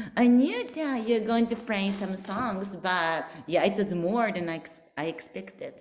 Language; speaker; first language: English; non-native, learner; Japanese